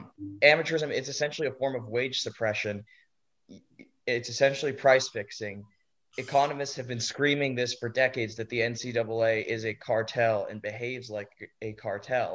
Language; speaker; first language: English; native; English